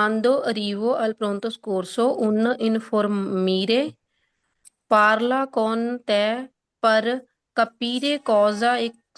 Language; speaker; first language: Italian; non-native, learner; Punjabi